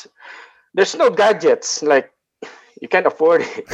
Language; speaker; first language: English; non-native, local second language; Filipino